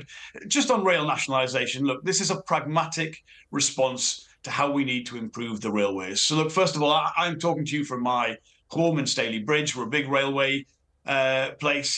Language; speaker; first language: English; native; English